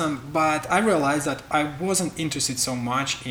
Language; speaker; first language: English; non-native, fluent; Russian